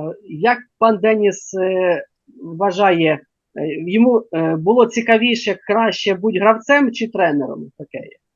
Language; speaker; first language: Ukrainian; native; Ukrainian